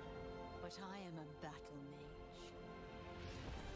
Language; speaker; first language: English; native; English